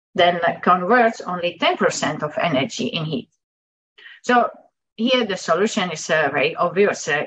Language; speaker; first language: English; non-native, fluent; Dutch